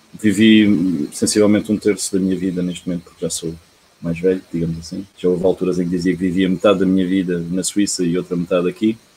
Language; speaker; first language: Portuguese; early bilingual, heritage; Portuguese